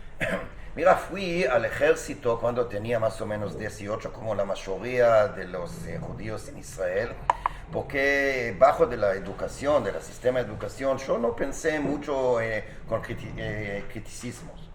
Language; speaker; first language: Spanish; non-native, fluent; Hebrew